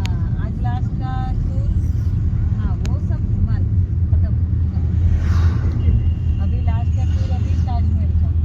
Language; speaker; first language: Hindi; non-native, local second language; Marathi